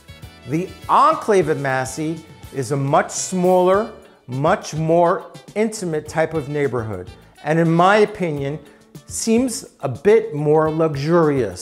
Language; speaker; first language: English; native; English